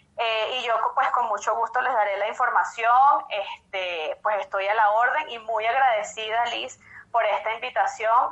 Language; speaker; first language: Spanish; native; Spanish